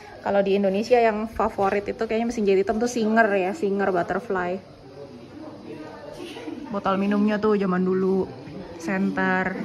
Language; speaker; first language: Indonesian; native; Indonesian